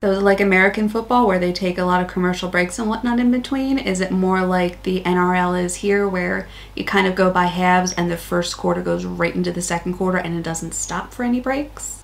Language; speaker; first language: English; native; English